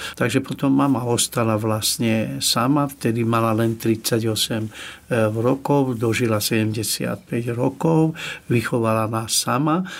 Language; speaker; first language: Slovak; non-native, local second language; Hungarian